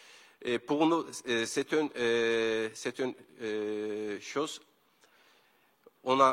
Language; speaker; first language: French; non-native, learner; Kurdish